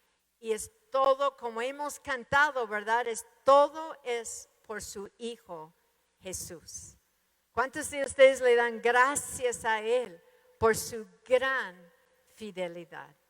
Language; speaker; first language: Spanish; non-native, fluent; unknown